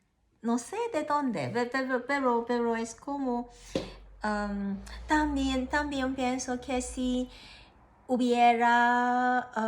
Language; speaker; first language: Spanish; non-native, learner; Cantonese